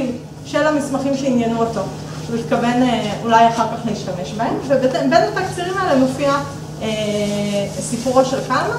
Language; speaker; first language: Hebrew; native; Hebrew